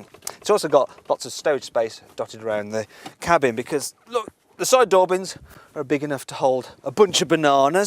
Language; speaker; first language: English; native; English